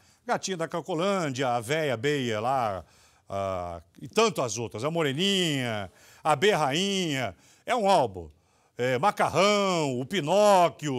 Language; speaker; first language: Portuguese; native; Portuguese